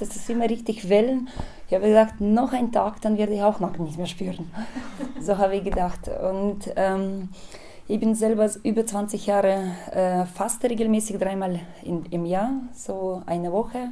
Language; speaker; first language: German; non-native, fluent; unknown